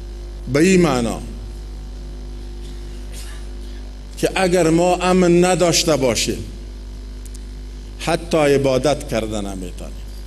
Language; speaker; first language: Persian; non-native, local second language; Pashto